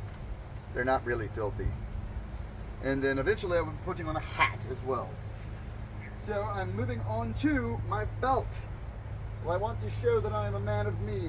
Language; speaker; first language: English; native; English